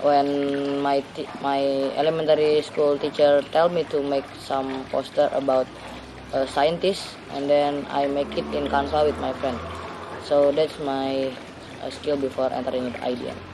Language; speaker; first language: English; non-native, learner; Indonesian